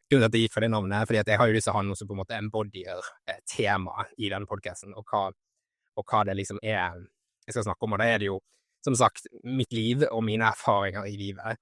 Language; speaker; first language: Norwegian; native; Norwegian